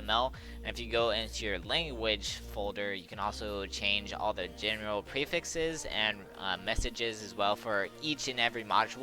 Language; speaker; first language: English; native; English